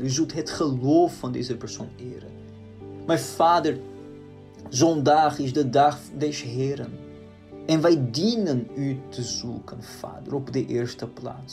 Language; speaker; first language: Dutch; non-native, fluent; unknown